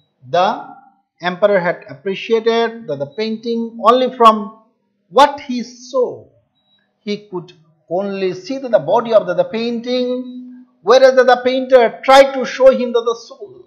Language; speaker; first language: English; non-native, local second language; Hindi